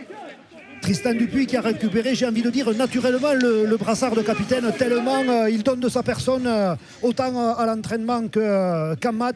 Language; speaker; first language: French; native; French